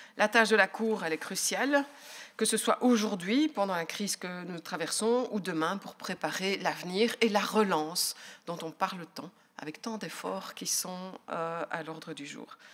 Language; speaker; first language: French; native; French